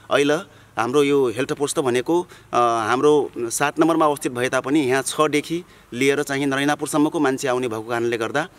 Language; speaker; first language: Nepali; non-native, local second language; Dangaura Tharu